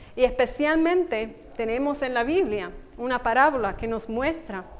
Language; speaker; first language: Spanish; native; Spanish